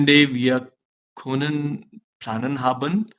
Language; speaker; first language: German; non-native, learner; Urdu